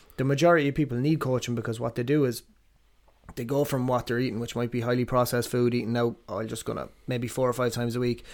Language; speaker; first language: English; native; English